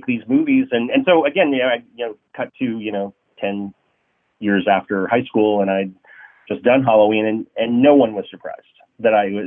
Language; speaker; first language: English; native; English